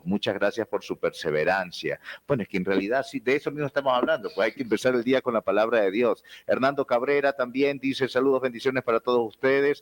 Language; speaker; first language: Spanish; native; Spanish